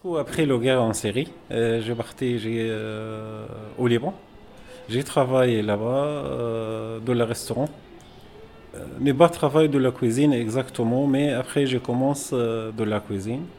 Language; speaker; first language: French; non-native, learner; Arabic